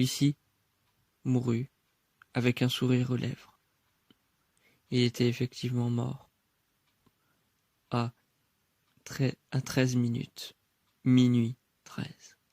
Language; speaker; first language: French; native; French